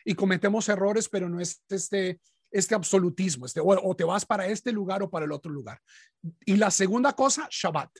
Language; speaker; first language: Spanish; native; Spanish